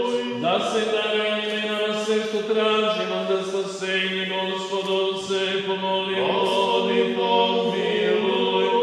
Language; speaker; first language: Bosnian; native; Bosnian